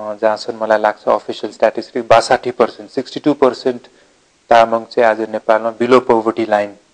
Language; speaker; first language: Nepali; non-native, local second language; Eastern Tamang